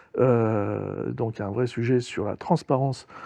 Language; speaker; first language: French; native; French